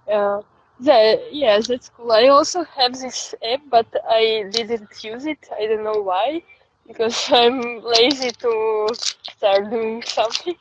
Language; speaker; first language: English; non-native, fluent; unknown